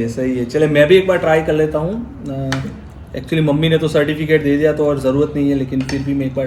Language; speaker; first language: Hindi; native; Hindi